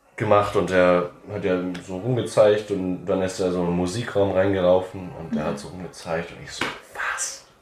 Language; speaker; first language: German; early bilingual, heritage; English